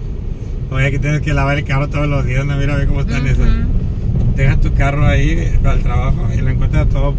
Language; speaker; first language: Spanish; native; Spanish